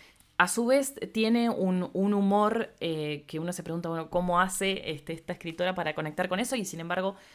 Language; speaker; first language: Spanish; native; Spanish